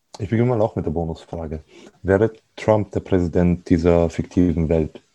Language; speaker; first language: German; early bilingual, other home language; Arabic